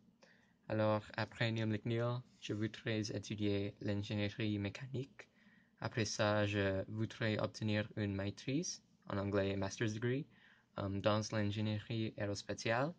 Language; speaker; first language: French; non-native, learner; English